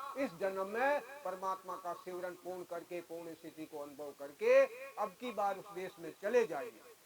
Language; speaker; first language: Hindi; native; Hindi